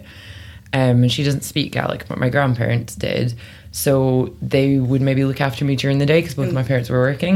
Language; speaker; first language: English; native; English